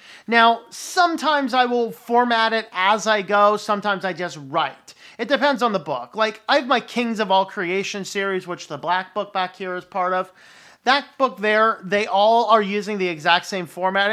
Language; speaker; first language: English; native; English